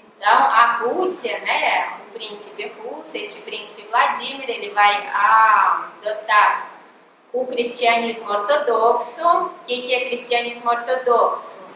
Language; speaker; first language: Portuguese; non-native, fluent; Russian